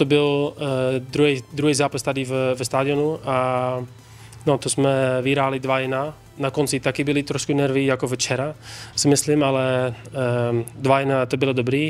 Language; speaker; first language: Czech; non-native, learner; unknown